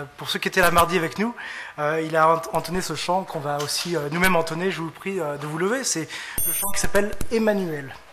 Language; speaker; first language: French; native; French